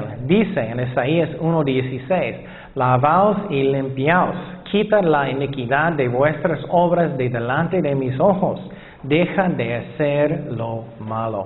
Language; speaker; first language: Spanish; non-native, fluent; English